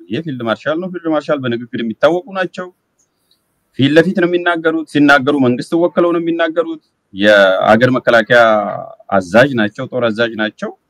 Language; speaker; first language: Amharic; native; Amharic